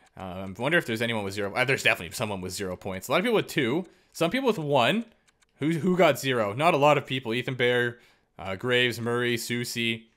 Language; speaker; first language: English; native; English